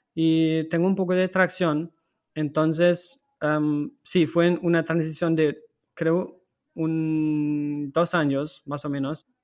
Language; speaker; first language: Spanish; non-native, fluent; German